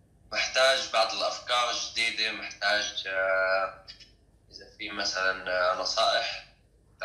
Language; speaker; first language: Arabic; native; Arabic